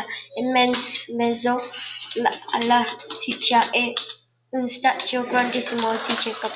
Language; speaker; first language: Italian; non-native, learner; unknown